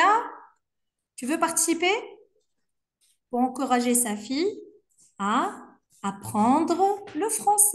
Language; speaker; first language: French; non-native, local second language; Arabic